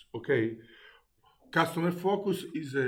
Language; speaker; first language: English; non-native, learner; Italian